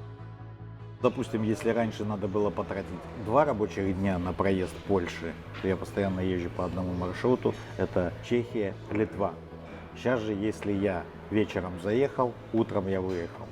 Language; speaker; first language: Russian; native; Russian